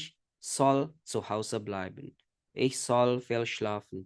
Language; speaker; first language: German; non-native, fluent; Indonesian